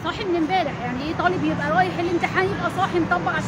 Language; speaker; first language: Arabic; native; Arabic